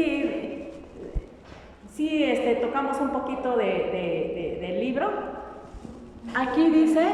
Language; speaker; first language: Spanish; non-native, local second language; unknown